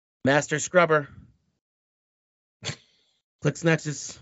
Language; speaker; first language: English; native; English